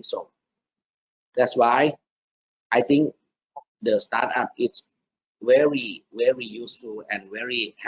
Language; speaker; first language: English; non-native, learner; Thai